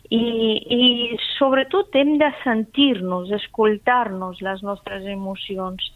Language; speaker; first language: Catalan; non-native, fluent; Persian